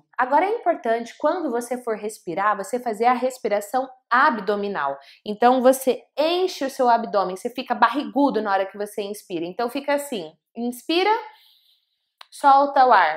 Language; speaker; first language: Portuguese; native; Portuguese